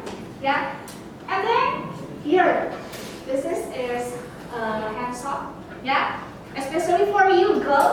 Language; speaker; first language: English; non-native, learner; Indonesian